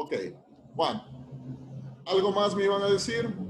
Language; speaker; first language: Spanish; native; Spanish